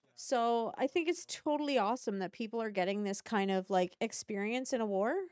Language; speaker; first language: English; native; English